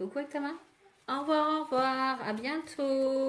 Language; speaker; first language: French; native; French